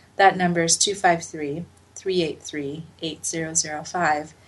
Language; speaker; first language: English; native; English